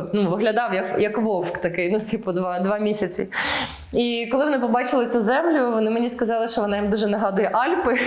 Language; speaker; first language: Ukrainian; early bilingual, heritage; Ukrainian